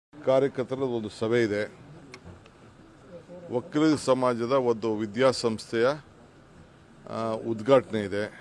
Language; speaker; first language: Kannada; native; Kannada